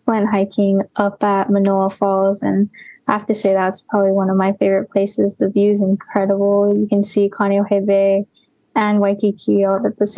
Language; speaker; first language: English; native; English